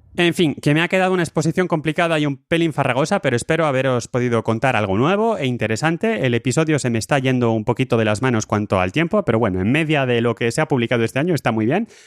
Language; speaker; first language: Spanish; native; Spanish